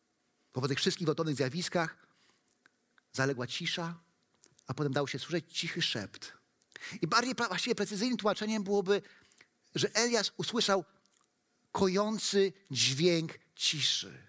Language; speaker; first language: Polish; native; Polish